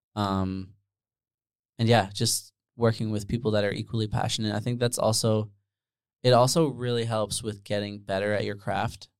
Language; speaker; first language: English; early bilingual, other home language; Dutch